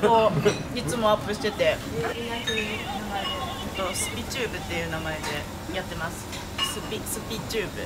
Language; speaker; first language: Japanese; native; Japanese